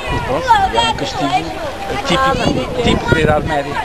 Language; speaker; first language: Portuguese; native; Portuguese